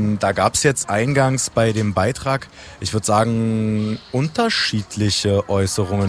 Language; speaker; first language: German; native; German